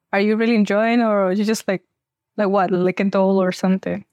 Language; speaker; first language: English; non-native, fluent; Spanish